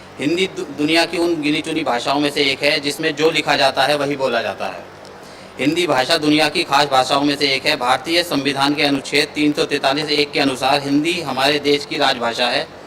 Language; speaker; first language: Hindi; native; Hindi